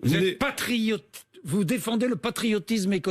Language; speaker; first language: French; native; French